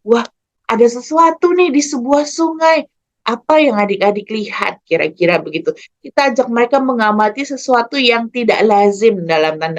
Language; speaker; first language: Indonesian; native; Indonesian